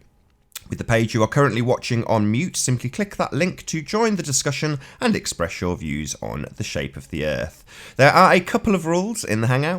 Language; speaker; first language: English; native; English